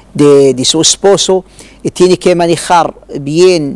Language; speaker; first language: Spanish; non-native, learner; Arabic